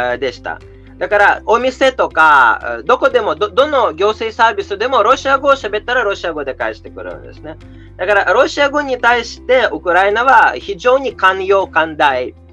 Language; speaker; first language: Japanese; non-native, fluent; Russian